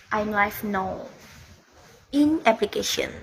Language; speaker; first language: English; non-native, learner; Indonesian